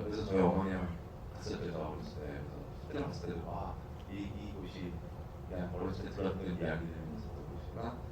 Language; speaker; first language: Korean; early bilingual, heritage; Korean